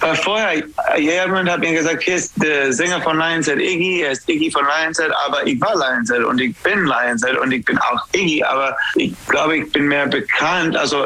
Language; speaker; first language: German; non-native, fluent; English